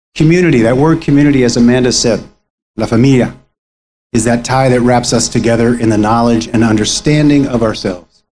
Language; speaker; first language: English; native; English